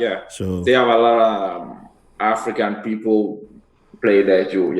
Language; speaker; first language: English; non-native, learner; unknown